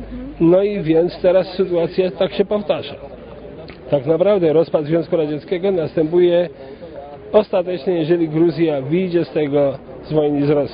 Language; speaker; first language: Polish; non-native, fluent; Georgian